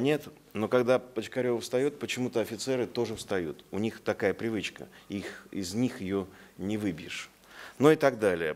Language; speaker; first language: Russian; native; Russian